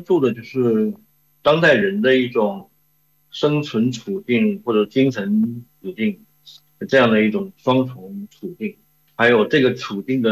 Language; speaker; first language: Chinese; native; Chinese